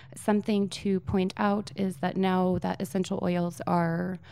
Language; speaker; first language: English; early bilingual, other home language; Polish